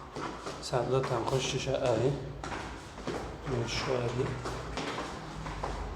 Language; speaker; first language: Arabic; native; Arabic